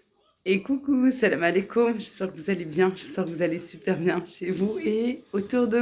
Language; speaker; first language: French; native; French